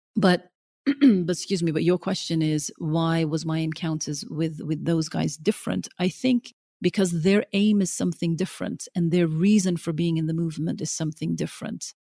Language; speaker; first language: English; early bilingual, other home language; Norwegian